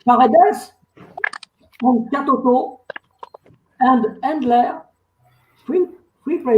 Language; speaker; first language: English; non-native, learner; French